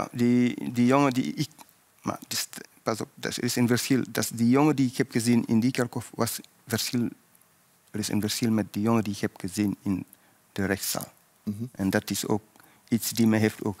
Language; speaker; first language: Dutch; non-native, fluent; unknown